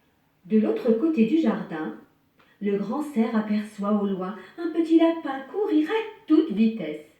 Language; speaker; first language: French; native; French